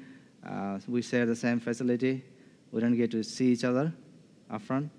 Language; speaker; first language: English; non-native, fluent; Nepali